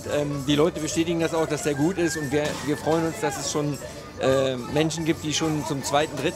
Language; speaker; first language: German; native; German